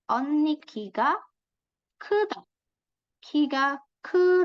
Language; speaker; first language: Korean; non-native, fluent; Indonesian